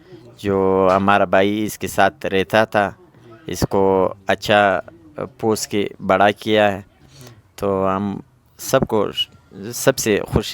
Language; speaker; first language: Hindi; non-native, local second language; Pashto